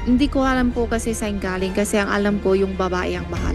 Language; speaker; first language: Filipino; non-native, learner; Chinese